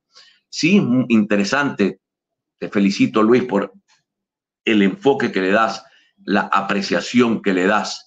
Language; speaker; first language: Spanish; native; Spanish